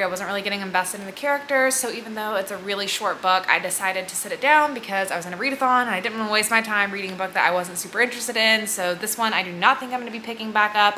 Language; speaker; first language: English; native; English